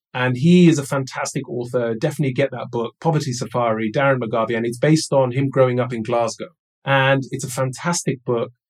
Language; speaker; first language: English; early bilingual, other home language; Somali